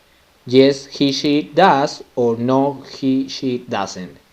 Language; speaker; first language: English; non-native, fluent; Spanish